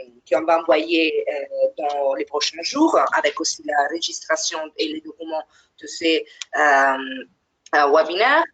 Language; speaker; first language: French; non-native, fluent; Italian